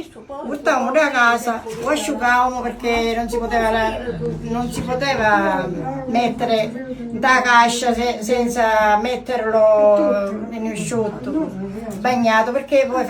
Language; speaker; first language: Italian; native; Italian